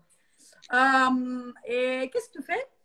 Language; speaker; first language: French; non-native, learner; Portuguese